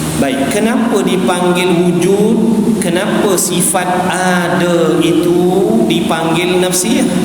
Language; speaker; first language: Malay; native; Malay